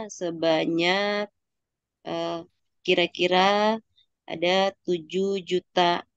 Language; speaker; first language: Indonesian; native; Indonesian